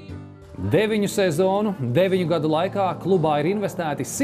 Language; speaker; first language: Latvian; native; Latvian